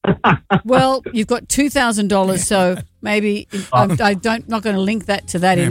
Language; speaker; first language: English; native; English